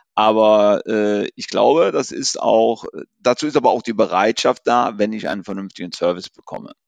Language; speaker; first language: German; native; German